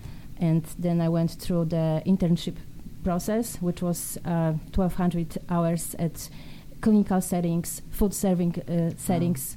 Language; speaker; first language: English; non-native, fluent; Polish